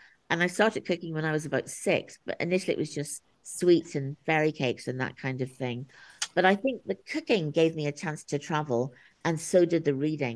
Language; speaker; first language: English; native; English